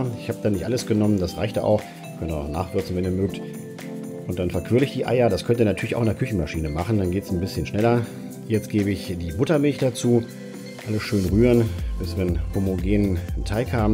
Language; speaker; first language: German; native; German